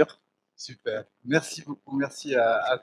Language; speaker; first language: French; native; French